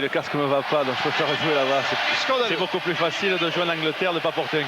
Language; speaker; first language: French; native; French